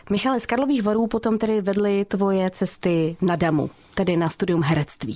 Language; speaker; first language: Czech; native; Czech